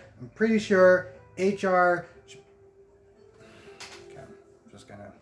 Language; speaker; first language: English; native; English